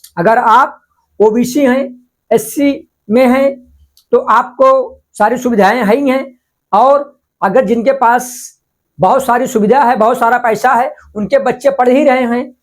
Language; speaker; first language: Hindi; non-native, local second language; Marathi